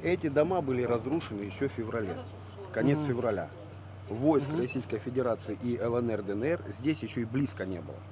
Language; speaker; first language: Russian; native; Russian